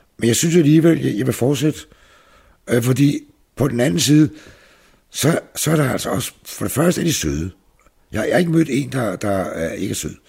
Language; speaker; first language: Danish; native; Danish